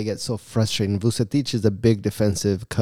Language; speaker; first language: English; early bilingual, other home language; Spanish